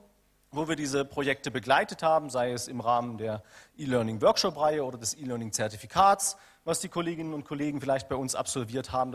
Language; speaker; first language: German; native; German